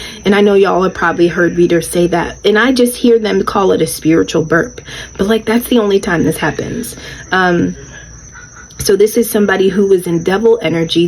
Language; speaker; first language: English; native; English